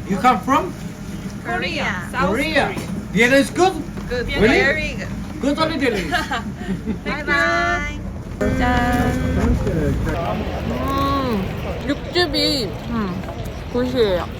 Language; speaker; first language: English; non-native, learner; Korean